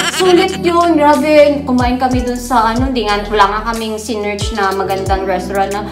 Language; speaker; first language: Filipino; native; Filipino